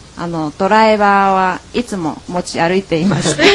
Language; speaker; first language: Japanese; non-native, fluent; Chinese